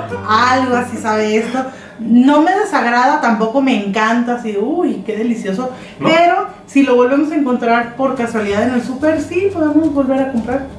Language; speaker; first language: Spanish; non-native, local second language; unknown